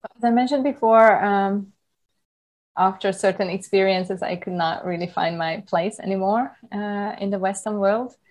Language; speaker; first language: English; non-native, fluent; Hungarian